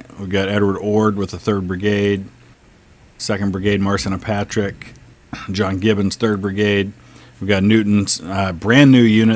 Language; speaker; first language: English; native; English